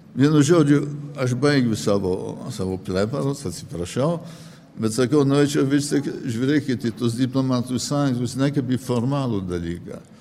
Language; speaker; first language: Lithuanian; early bilingual, heritage; Lithuanian